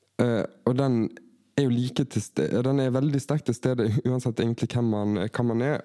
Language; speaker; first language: Norwegian; native; Norwegian